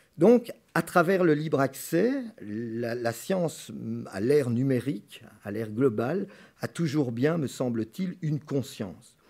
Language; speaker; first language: French; native; French